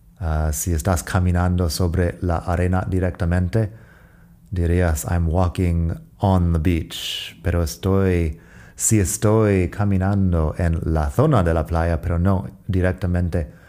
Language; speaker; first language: Spanish; non-native, fluent; English